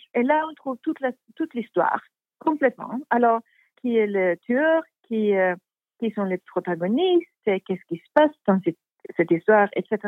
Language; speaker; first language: French; non-native, fluent; Swedish